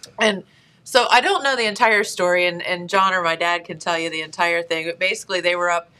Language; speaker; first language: English; native; English